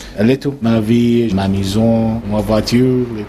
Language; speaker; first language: French; non-native, learner; Arabic